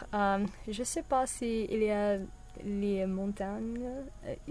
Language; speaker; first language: French; non-native, learner; English